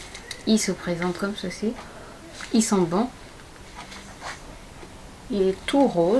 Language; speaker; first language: French; native; French